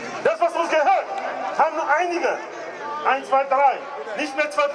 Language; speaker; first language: German; non-native, learner; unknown